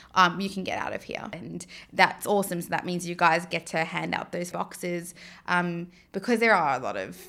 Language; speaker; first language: English; native; English